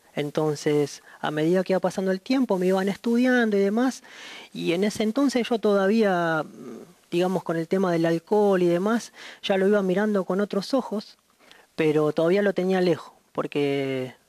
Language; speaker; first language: Spanish; native; Spanish